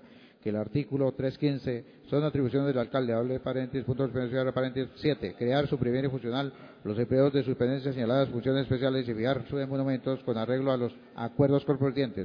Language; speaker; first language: Spanish; native; Spanish